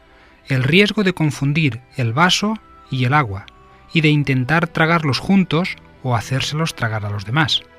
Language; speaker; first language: Spanish; native; Spanish